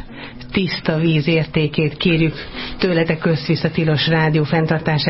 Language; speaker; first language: Hungarian; native; Hungarian